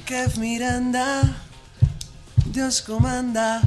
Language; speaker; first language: Spanish; native; Spanish